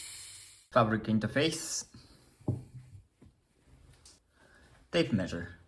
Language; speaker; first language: English; non-native, fluent; Japanese